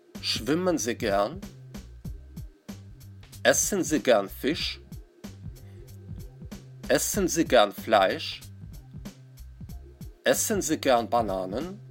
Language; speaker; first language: German; non-native, fluent; Russian